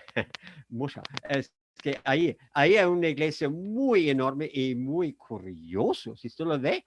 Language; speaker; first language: Spanish; non-native, fluent; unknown